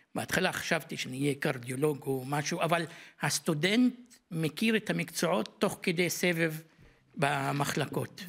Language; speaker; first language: Hebrew; non-native, local second language; Arabic